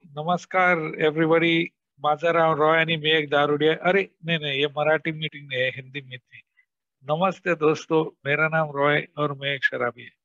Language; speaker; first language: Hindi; non-native, local second language; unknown